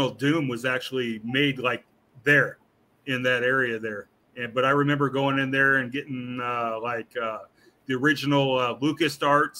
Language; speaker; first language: English; native; English